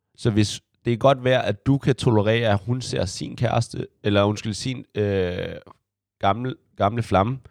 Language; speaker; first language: Danish; early bilingual, other home language; Chinese